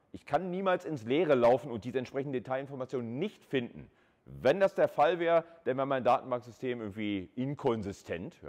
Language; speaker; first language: German; native; German